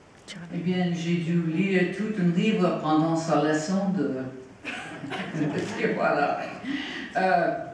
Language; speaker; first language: French; non-native, fluent; English